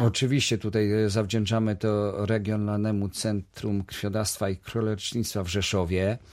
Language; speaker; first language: Polish; native; Polish